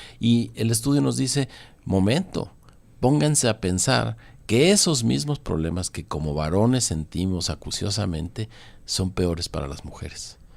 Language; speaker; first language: Spanish; native; Spanish